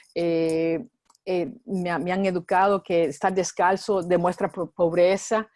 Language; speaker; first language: Spanish; native; Spanish